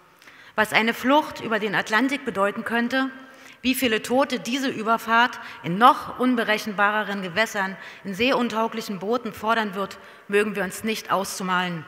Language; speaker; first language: German; native; German